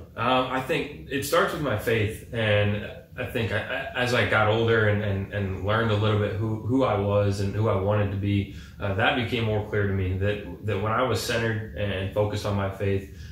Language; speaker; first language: English; native; English